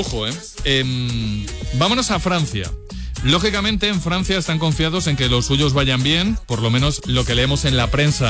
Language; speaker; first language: Spanish; native; Spanish